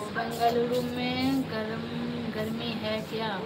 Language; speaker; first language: Hindi; non-native, local second language; Bangla